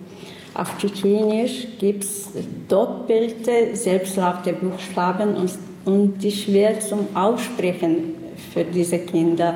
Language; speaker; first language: German; non-native, learner; Chechen